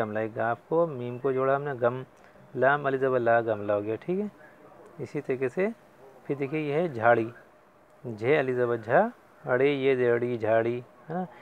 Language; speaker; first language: Hindi; native; Hindi